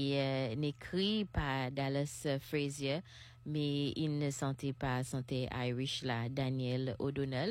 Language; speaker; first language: French; non-native, local second language; Seselwa Creole French